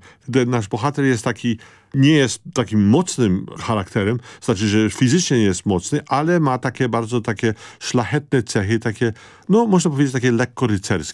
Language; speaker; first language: Polish; early bilingual, heritage; Polish